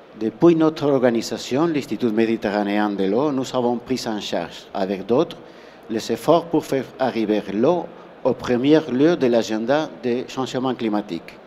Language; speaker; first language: French; non-native, fluent; Spanish